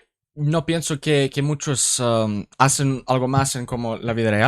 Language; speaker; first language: Spanish; non-native, learner; English